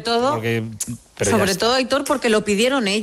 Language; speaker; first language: Spanish; native; Spanish